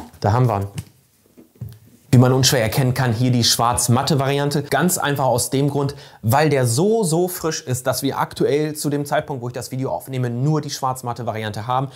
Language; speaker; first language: German; native; German